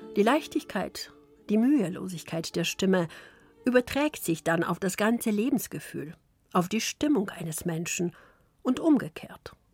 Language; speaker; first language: German; early bilingual, other home language; Polish